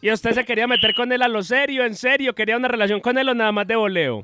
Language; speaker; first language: Spanish; native; Spanish